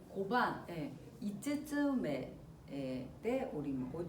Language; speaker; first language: Japanese; non-native, fluent; Korean